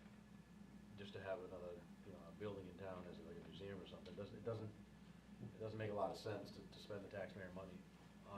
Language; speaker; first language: English; native; English